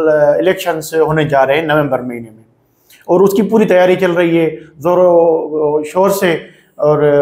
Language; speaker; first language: Urdu; non-native, local second language; Sindhi